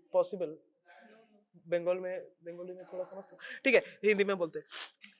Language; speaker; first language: Hindi; non-native, local second language; Bangla